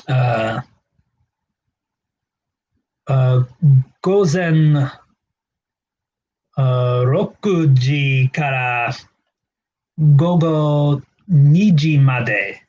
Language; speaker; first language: Japanese; non-native, learner; English